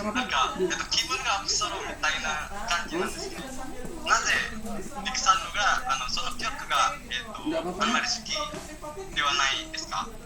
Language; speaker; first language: Japanese; non-native, learner; Indonesian